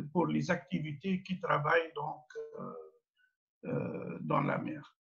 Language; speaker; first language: French; non-native, local second language; Arabic